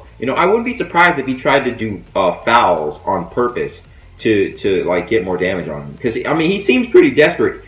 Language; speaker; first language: English; native; English